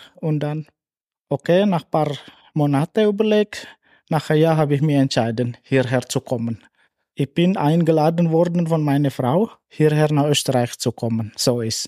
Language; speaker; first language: German; non-native, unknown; Indonesian